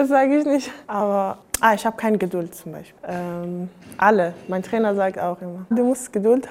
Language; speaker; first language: German; non-native, learner; Persian